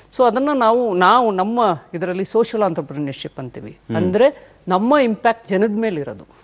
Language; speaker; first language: Kannada; non-native, local second language; Gujarati